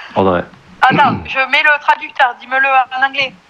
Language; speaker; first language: French; native; French